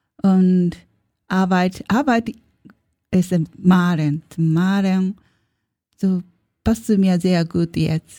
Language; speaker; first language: German; non-native, learner; Japanese